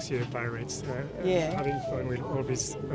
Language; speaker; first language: English; non-native, fluent; French